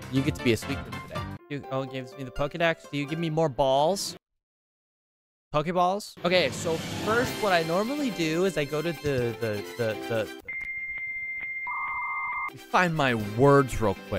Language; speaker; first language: English; native; English